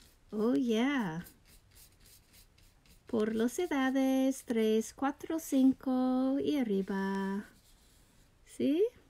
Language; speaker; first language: Spanish; non-native, learner; English